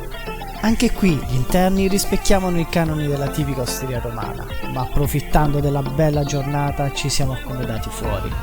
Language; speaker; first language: Italian; native; Italian